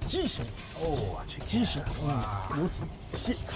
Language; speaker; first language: Chinese; native; Chinese